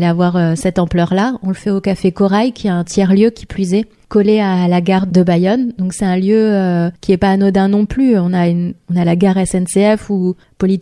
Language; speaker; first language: French; native; French